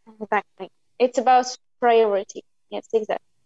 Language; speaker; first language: English; non-native, local second language; Arabic